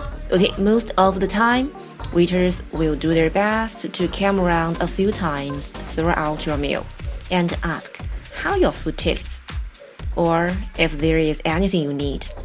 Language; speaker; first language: English; non-native, fluent; Chinese